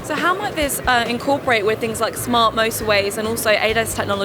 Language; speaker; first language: English; native; English